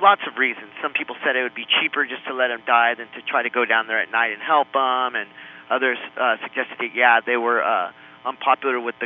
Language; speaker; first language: English; non-native, fluent; Spanish